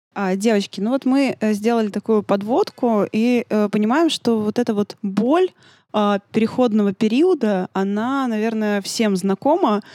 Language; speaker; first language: Russian; native; Russian